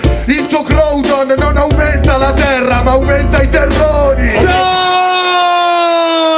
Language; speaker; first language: Italian; native; Italian